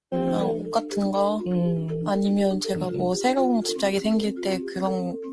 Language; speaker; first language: Korean; non-native, fluent; French